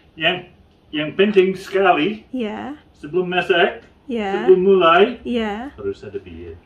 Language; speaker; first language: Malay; non-native, learner; English